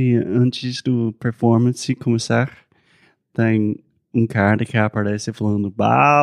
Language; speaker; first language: Portuguese; non-native, fluent; English